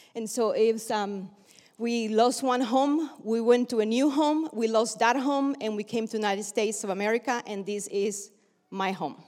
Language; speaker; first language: English; early bilingual, other home language; Spanish